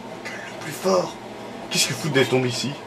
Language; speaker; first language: French; native; French